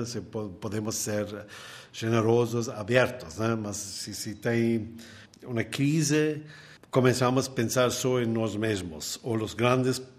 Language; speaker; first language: Portuguese; non-native, fluent; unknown